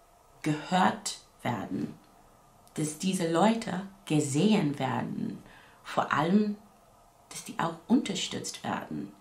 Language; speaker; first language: German; non-native, fluent; English